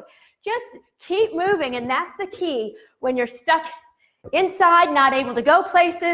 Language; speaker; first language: English; native; English